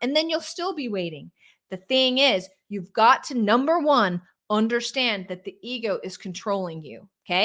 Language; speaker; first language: English; native; English